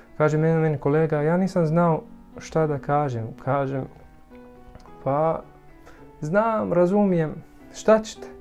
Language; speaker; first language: Bosnian; non-native, fluent; Arabic